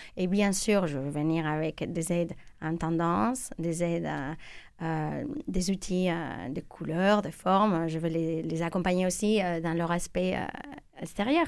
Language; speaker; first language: French; non-native, fluent; Spanish